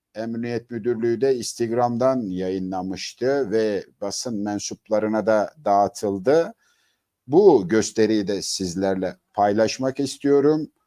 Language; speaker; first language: Turkish; native; Turkish